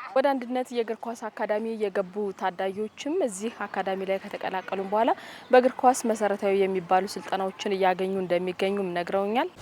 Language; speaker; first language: Amharic; native; Amharic